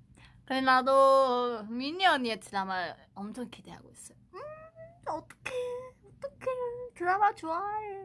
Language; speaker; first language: Korean; non-native, fluent; Chinese